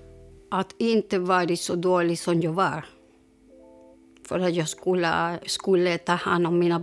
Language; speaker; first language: Swedish; non-native, learner; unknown